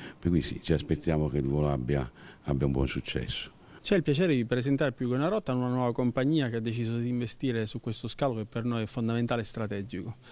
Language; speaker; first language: Italian; native; Italian